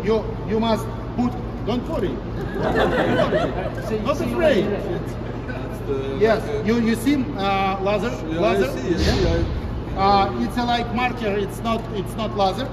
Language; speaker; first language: English; non-native, learner; Ukrainian